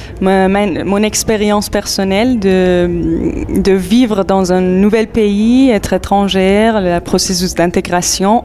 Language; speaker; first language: French; non-native, fluent; Persian